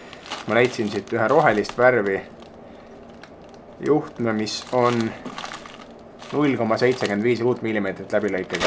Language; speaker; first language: Estonian; native; Estonian